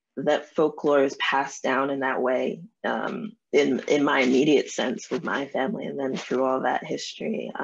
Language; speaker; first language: English; native; English